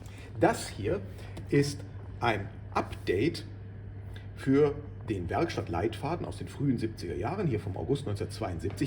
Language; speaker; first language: German; native; German